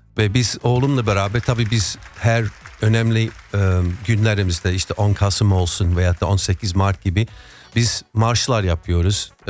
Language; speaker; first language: Turkish; non-native, fluent; English